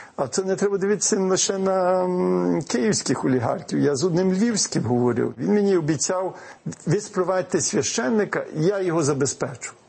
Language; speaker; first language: Ukrainian; early bilingual, heritage; Ukrainian